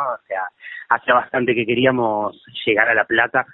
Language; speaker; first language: Spanish; native; Spanish